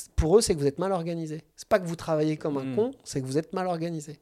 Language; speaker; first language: French; native; French